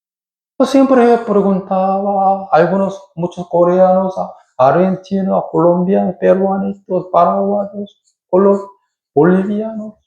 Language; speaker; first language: Spanish; non-native, learner; Korean